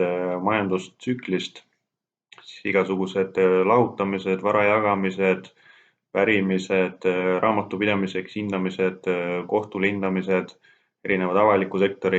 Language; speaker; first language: Estonian; native; Estonian